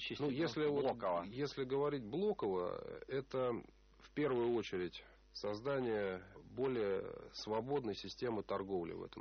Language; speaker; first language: Russian; native; Russian